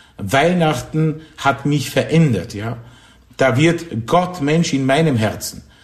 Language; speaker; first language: German; non-native, fluent; Polish